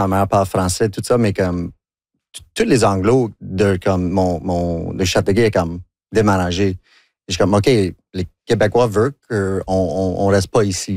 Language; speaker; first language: French; non-native, local second language; English